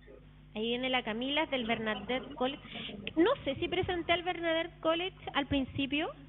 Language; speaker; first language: Spanish; native; Spanish